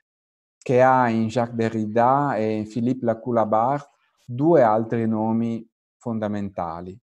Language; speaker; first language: Italian; native; Italian